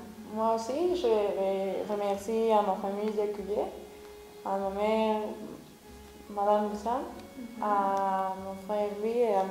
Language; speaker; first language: French; non-native, learner; Spanish